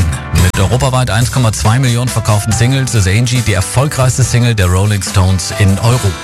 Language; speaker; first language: German; native; German